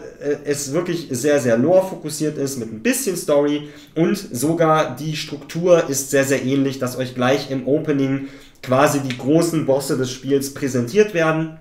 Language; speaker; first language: German; native; German